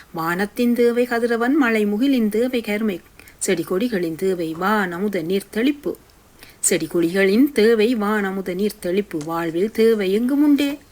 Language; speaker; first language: Tamil; native; Tamil